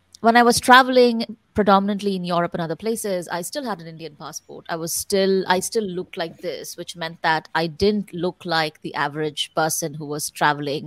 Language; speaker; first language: English; non-native, local second language; Tamil